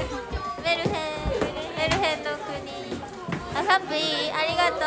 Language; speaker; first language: Japanese; native; Japanese